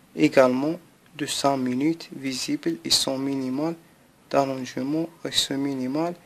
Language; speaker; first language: French; non-native, local second language; Arabic